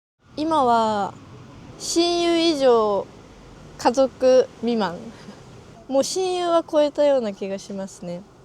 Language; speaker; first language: Japanese; native; Japanese